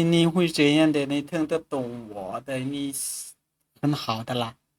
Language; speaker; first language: Chinese; non-native, fluent; Lao